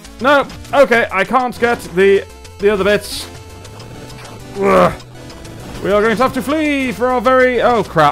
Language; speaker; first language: English; native; English